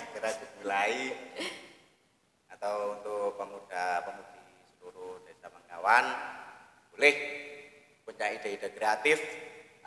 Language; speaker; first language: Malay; non-native, local second language; Javanese